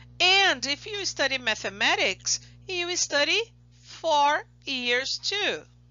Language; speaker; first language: English; non-native, fluent; Portuguese